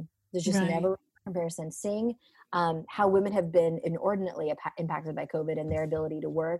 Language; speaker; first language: English; native; English